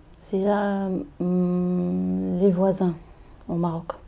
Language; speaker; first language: French; non-native, learner; Arabic